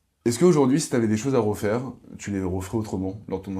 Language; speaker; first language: French; native; French